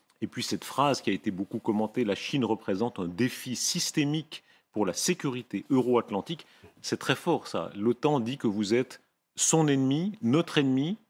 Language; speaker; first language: French; native; French